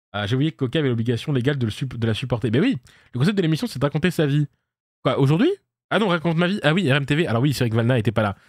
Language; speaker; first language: French; native; French